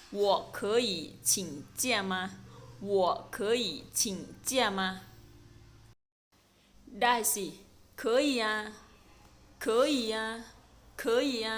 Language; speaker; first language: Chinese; non-native, fluent; Thai